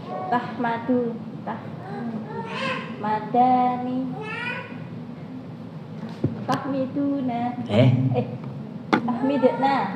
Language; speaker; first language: Arabic; non-native, learner; Indonesian